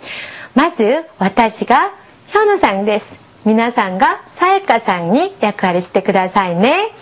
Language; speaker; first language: Japanese; non-native, fluent; Korean